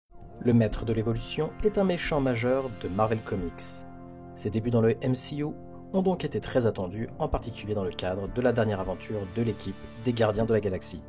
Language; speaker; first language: French; native; French